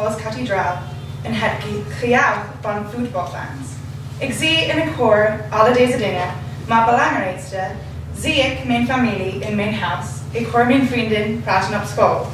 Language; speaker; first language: Dutch; non-native, learner; English